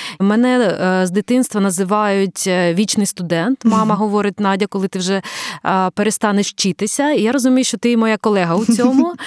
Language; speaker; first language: Ukrainian; native; Ukrainian